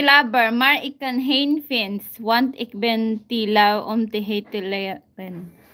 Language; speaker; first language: Dutch; non-native, learner; Filipino